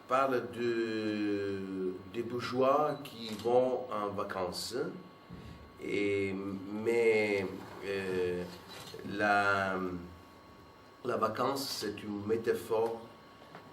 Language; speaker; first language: French; non-native, fluent; Italian